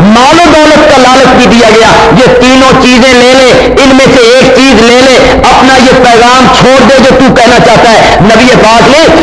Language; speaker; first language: Urdu; non-native, local second language; Punjabi